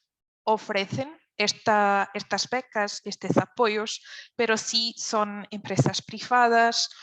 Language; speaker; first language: Spanish; non-native, fluent; Portuguese